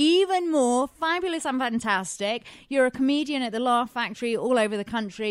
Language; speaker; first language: English; native; English